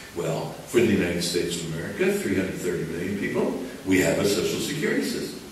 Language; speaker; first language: English; native; English